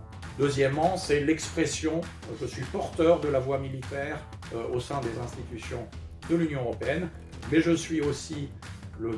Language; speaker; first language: French; native; French